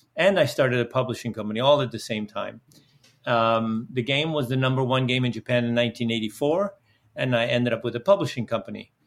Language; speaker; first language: English; early bilingual, other home language; Dutch